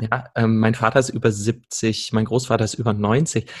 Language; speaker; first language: German; native; German